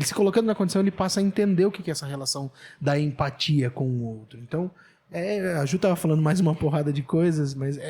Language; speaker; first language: Portuguese; native; Portuguese